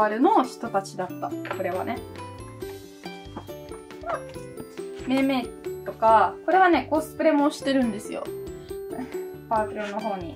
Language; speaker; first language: Japanese; non-native, fluent; Italian